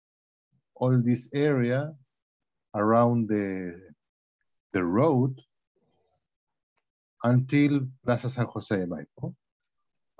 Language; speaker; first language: English; non-native, learner; Spanish